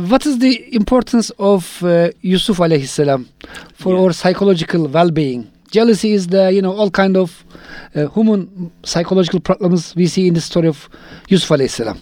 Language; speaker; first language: English; non-native, fluent; Turkish